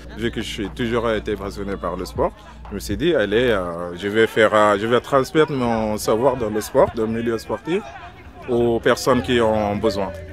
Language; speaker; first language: French; non-native, fluent; Arabic